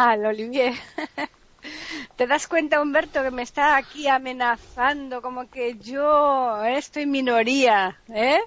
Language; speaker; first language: Spanish; native; Spanish